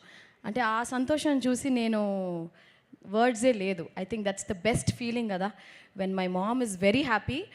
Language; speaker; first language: Telugu; non-native, local second language; Tamil